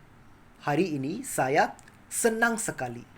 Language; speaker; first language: Indonesian; non-native, learner; Kannada